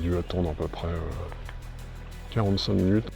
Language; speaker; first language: French; native; French